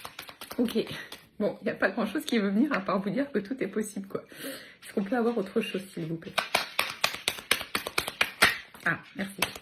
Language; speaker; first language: French; native; French